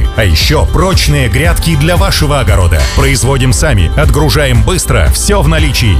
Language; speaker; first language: Russian; native; Russian